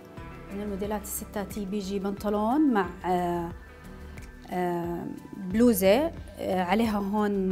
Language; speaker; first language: Arabic; native; Arabic